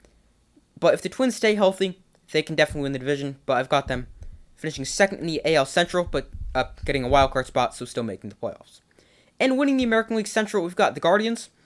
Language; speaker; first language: English; native; English